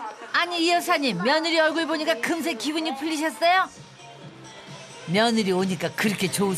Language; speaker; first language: Korean; native; Korean